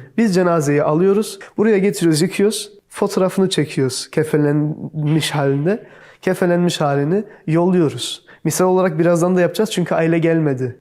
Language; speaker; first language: Turkish; early bilingual, heritage; Turkish